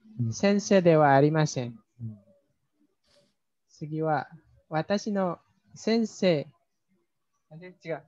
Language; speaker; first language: Japanese; non-native, learner; Indonesian